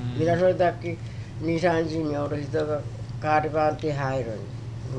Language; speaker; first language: Japanese; native; Japanese